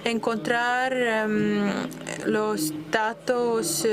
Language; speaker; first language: Spanish; non-native, fluent; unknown